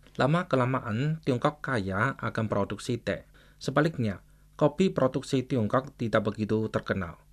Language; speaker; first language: Indonesian; non-native, fluent; Chinese